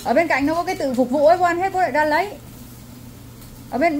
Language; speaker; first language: Korean; non-native, learner; Vietnamese